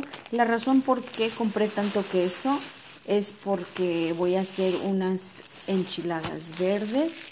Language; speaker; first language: Spanish; early bilingual, heritage; Spanish